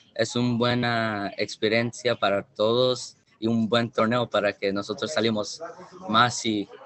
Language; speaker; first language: Spanish; early bilingual, heritage; Spanish